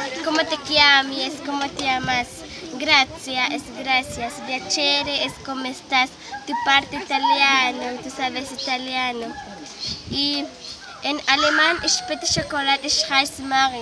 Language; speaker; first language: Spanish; non-native, local second language; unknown